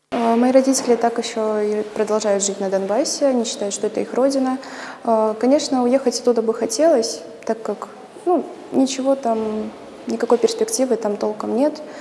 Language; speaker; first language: Russian; native; Russian